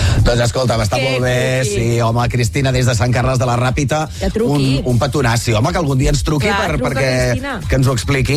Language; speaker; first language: Catalan; native; Catalan